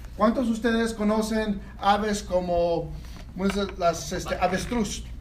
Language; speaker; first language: Spanish; early bilingual, heritage; Spanish